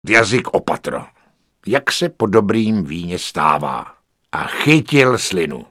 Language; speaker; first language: Czech; native; Czech